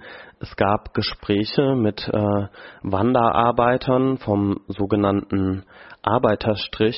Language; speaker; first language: German; native; German